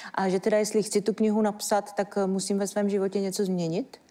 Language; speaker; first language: Czech; native; Czech